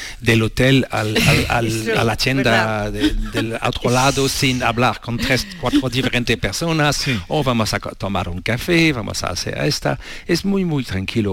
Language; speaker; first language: Spanish; non-native, learner; French